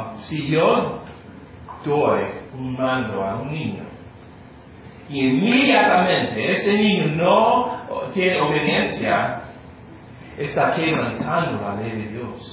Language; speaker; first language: Spanish; non-native, fluent; English